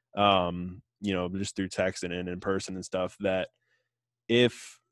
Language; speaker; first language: English; native; English